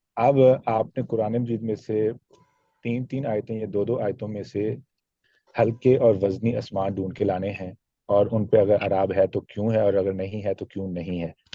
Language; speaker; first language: Urdu; native; Urdu